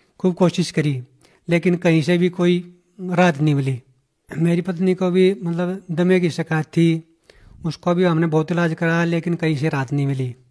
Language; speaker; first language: Hindi; native; Hindi